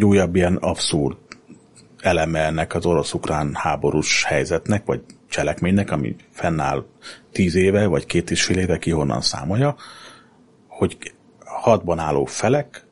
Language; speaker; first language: Hungarian; native; Hungarian